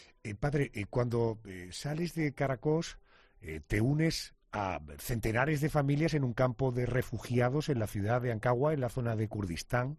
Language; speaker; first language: Spanish; native; Spanish